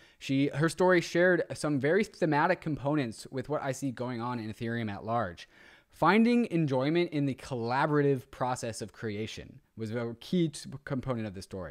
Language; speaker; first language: English; native; English